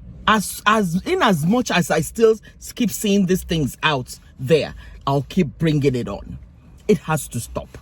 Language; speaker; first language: English; non-native, local second language; Yoruba